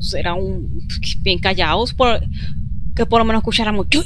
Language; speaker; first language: Spanish; native; Spanish